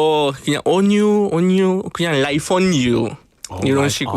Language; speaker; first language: Korean; non-native, fluent; Spanish